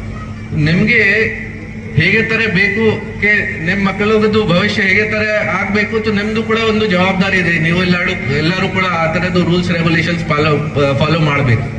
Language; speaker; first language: Kannada; non-native, learner; Hindi